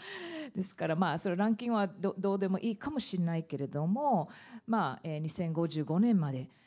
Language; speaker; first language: Japanese; non-native, fluent; English